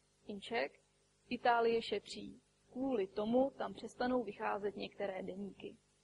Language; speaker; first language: Czech; native; Czech